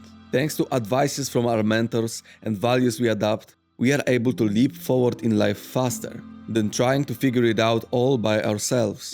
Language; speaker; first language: English; non-native, fluent; Polish